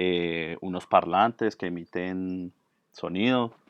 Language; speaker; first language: Spanish; native; Spanish